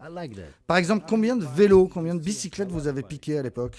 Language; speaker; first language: French; native; French